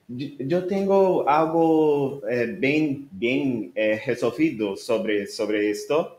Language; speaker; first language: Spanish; non-native, learner; Portuguese